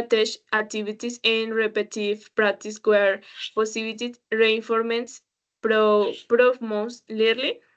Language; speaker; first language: English; non-native, learner; Spanish